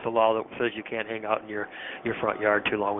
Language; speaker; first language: English; native; English